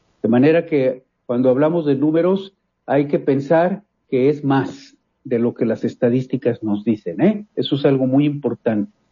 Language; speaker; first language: Spanish; native; Spanish